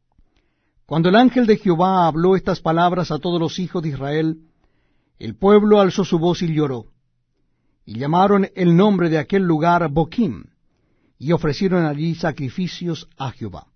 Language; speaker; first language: Spanish; native; Spanish